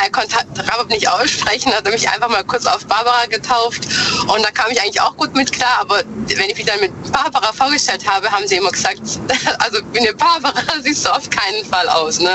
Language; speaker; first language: German; early bilingual, other home language; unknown